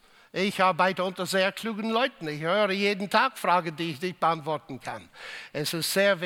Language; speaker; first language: German; non-native, fluent; English